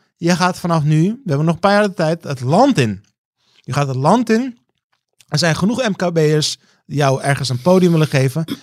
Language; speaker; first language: Dutch; early bilingual, other home language; Turkish